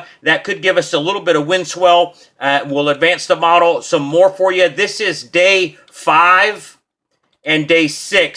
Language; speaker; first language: English; native; English